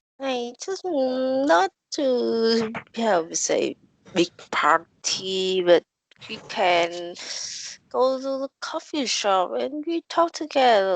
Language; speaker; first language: English; non-native, learner; Vietnamese